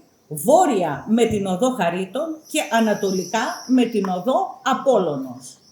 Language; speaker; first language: Greek; native; Greek